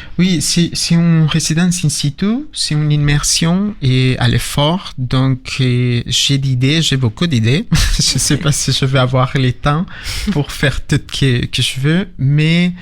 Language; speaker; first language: French; non-native, learner; Spanish